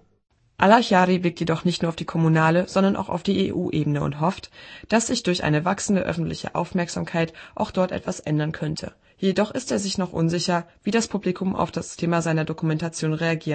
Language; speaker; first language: German; native; German